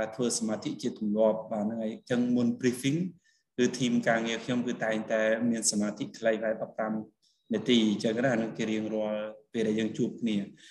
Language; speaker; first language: Khmer; native; Khmer